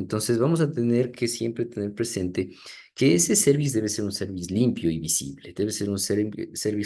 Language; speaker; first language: Spanish; native; Spanish